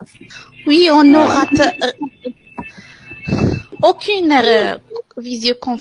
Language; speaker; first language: French; non-native, learner; Arabic